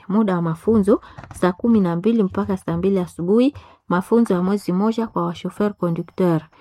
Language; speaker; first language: Swahili; non-native, local second language; Nande